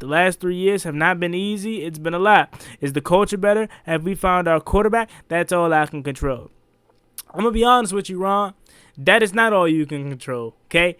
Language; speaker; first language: English; native; English